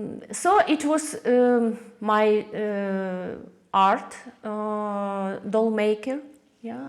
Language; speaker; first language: English; non-native, learner; Russian